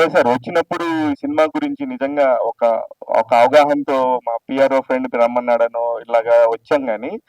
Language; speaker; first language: Telugu; native; Telugu